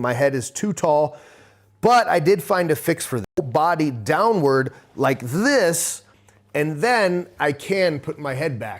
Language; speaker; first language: English; native; English